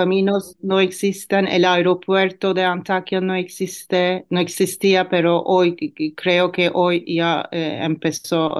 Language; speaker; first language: Spanish; non-native, fluent; Turkish